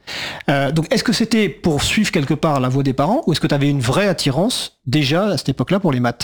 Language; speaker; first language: French; native; French